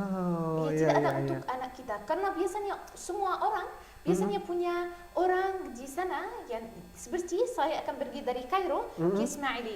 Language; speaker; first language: Indonesian; non-native, learner; Arabic